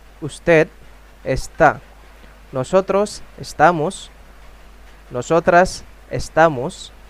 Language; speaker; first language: Spanish; non-native, fluent; Indonesian